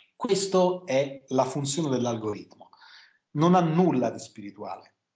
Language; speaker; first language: Italian; native; Italian